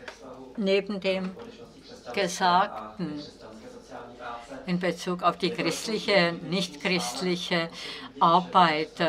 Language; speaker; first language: German; non-native, fluent; Czech